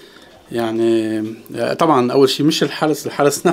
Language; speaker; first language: Arabic; native; Arabic